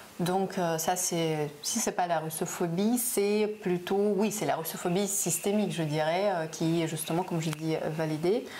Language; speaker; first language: French; non-native, fluent; Russian